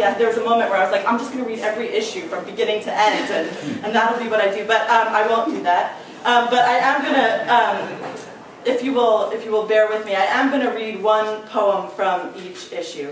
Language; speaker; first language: English; native; English